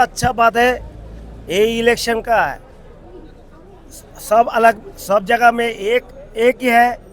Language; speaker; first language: Hindi; non-native, learner; Bangla